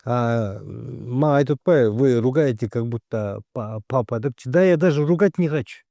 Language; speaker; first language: Russian; non-native, local second language; Kyrgyz